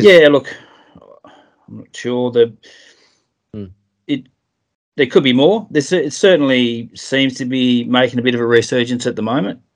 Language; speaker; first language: English; native; English